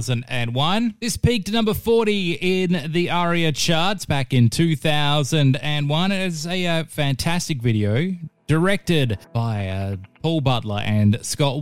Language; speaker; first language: English; native; English